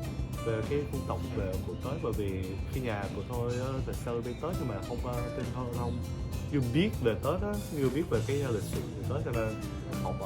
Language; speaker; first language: Vietnamese; early bilingual, heritage; English